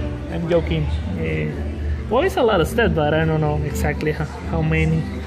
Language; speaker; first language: English; non-native, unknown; Spanish